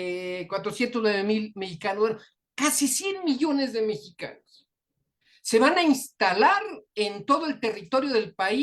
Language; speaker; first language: Spanish; native; Spanish